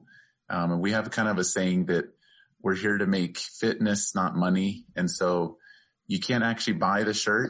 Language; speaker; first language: English; native; English